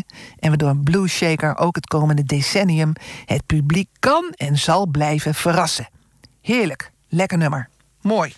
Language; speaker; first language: Dutch; native; Dutch